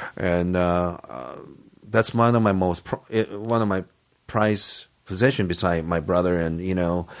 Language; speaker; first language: English; early bilingual, other home language; Japanese